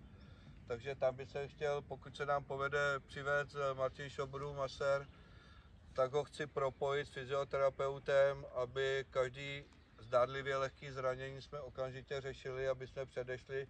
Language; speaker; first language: Czech; native; Czech